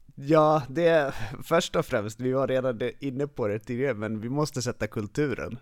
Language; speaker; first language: Swedish; early bilingual, other home language; Finnish